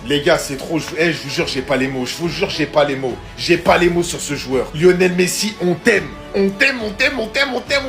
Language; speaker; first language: French; native; French